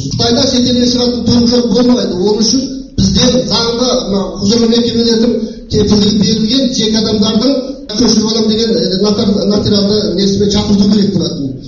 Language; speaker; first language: Kazakh; early bilingual, heritage; Kazakh